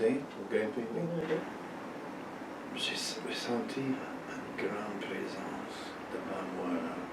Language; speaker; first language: French; non-native, fluent; English